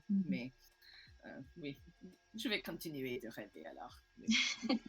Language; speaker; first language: French; non-native, learner; English